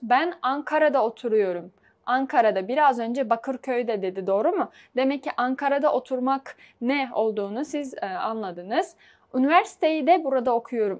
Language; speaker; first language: Turkish; non-native, fluent; Uzbek